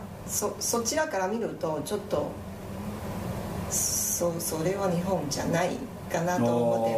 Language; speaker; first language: Japanese; non-native, fluent; Chinese